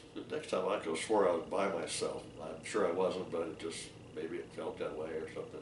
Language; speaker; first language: English; native; English